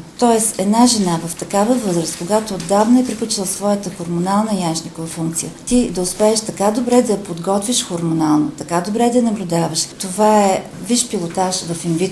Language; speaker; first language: Bulgarian; native; Bulgarian